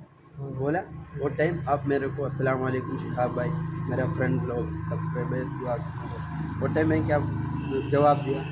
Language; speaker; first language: Hindi; non-native, local second language; Malayalam